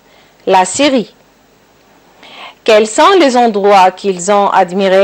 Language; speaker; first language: French; non-native, local second language; Arabic